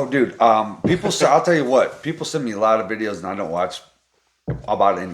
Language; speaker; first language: English; native; English